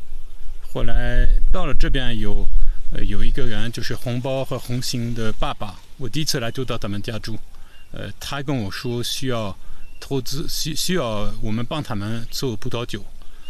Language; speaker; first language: Chinese; non-native, fluent; French